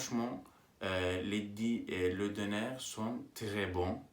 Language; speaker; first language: French; non-native, learner; Turkish